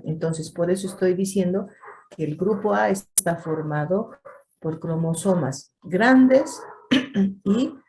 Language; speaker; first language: Spanish; native; Spanish